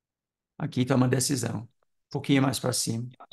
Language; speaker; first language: Portuguese; non-native, fluent; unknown